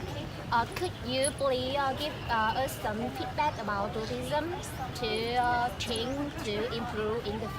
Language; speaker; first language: English; non-native, learner; Vietnamese